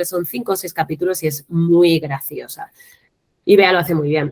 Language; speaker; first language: Spanish; native; Spanish